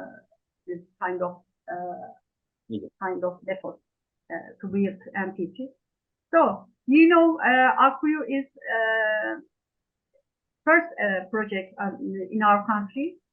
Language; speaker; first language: English; non-native, fluent; Turkish